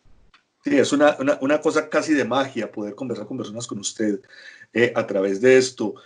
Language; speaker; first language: Spanish; native; Spanish